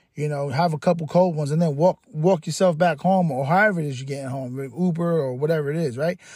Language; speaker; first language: English; native; English